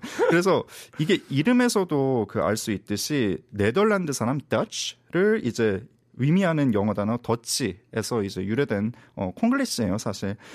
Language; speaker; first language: Korean; native; Korean